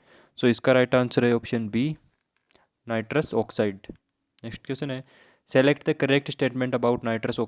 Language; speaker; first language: Hindi; native; Hindi